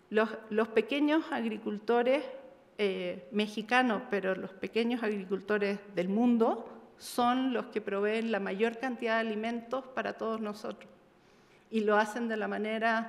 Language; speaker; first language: Spanish; native; Spanish